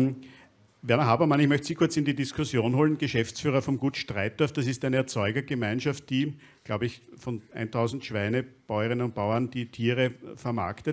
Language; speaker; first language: German; native; German